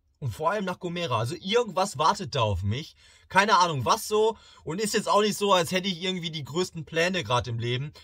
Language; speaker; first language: German; early bilingual, other home language; Bosnian